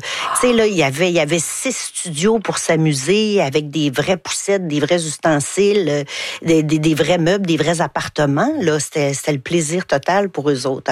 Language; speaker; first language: French; native; French